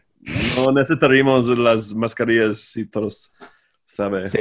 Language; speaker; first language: Spanish; non-native, fluent; English